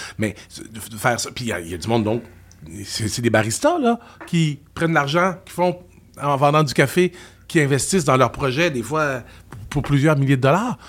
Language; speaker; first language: French; native; French